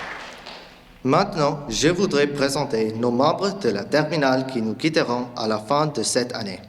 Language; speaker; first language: French; non-native, learner; English